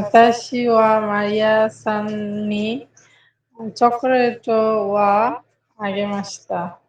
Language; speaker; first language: Japanese; non-native, learner; Bangla